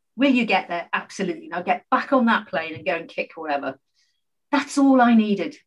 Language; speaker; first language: English; native; English